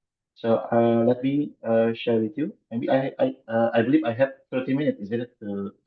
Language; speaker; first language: English; non-native, fluent; Indonesian